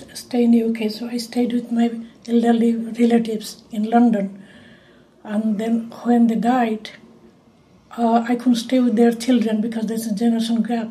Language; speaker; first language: English; non-native, local second language; Bangla